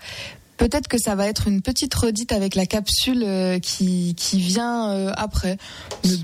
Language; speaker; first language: French; native; French